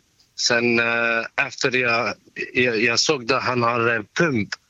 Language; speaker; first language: Swedish; non-native, learner; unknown